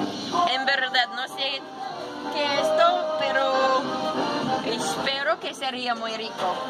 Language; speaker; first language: Spanish; non-native, learner; English